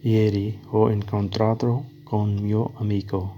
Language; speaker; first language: Italian; non-native, learner; Urdu